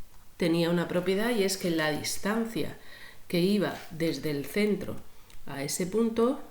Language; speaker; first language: Spanish; native; Spanish